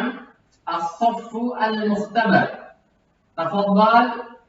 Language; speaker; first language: Arabic; non-native, fluent; Indonesian